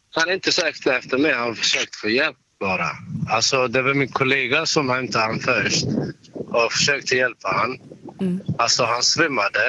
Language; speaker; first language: Swedish; non-native, learner; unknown